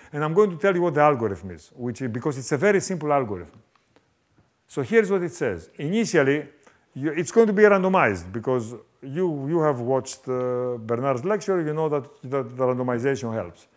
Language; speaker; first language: English; non-native, fluent; Greek